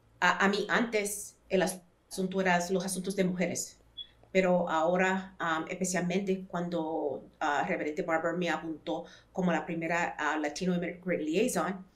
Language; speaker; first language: Spanish; early bilingual, heritage; Spanish